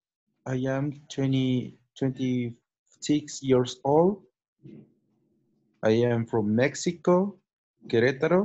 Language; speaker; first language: English; non-native, learner; Spanish